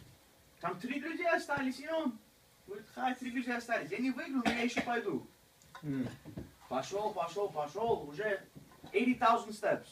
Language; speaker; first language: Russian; early bilingual, heritage; Russian